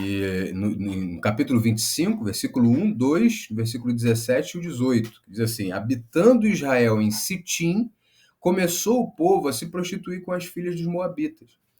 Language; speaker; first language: Portuguese; native; Portuguese